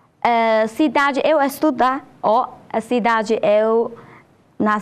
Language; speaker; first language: Portuguese; non-native, learner; Chinese